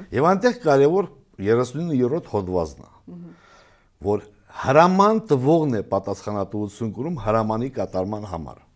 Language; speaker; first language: Armenian; native; Armenian